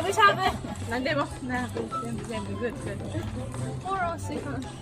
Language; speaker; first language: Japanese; non-native, learner; Chinese